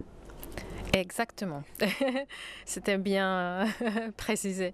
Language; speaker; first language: French; non-native, fluent; Greek